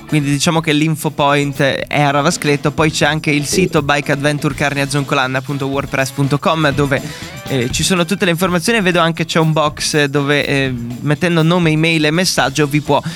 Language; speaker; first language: Italian; native; Italian